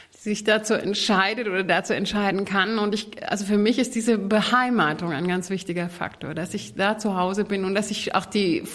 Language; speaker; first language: German; native; German